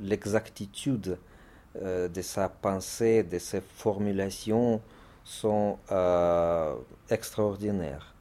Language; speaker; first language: French; non-native, fluent; Russian